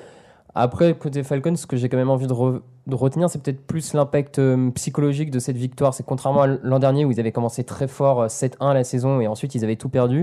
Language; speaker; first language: French; native; French